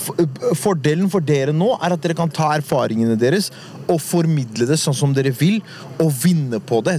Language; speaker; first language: Norwegian; early bilingual, other home language; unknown